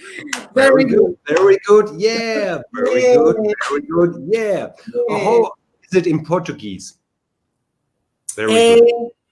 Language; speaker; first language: English; non-native, learner; German